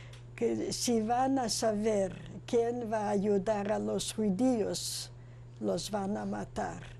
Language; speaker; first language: Spanish; non-native, fluent; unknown